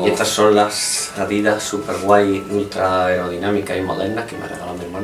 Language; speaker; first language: Spanish; native; Spanish